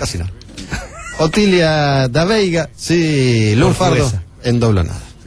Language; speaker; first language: Spanish; native; Spanish